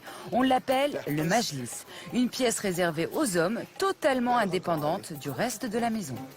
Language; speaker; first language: French; native; French